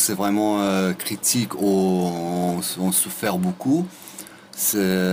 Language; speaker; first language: French; non-native, fluent; Russian